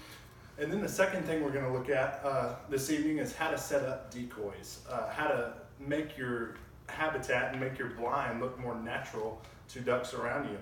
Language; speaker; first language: English; native; English